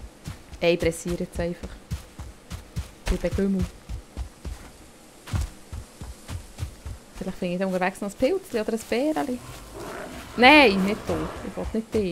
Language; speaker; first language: German; native; German